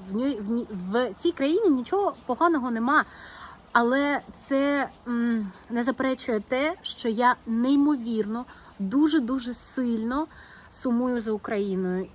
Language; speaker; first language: Ukrainian; non-native, local second language; Russian